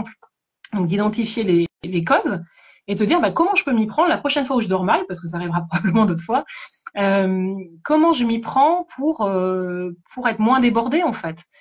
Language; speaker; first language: French; native; French